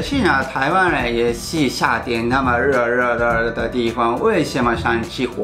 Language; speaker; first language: Chinese; non-native, fluent; Japanese